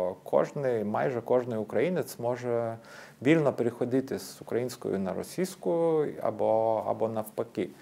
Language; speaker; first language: Ukrainian; non-native, fluent; Lithuanian